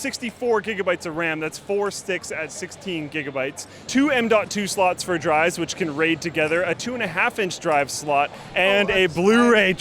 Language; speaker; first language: English; native; English